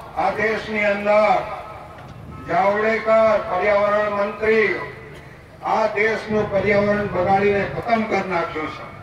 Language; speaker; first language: Gujarati; non-native, local second language; Vasavi